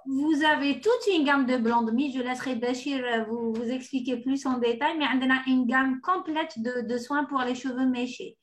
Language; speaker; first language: French; non-native, local second language; Arabic